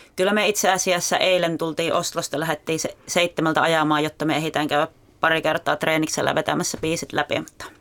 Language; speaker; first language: Finnish; native; Finnish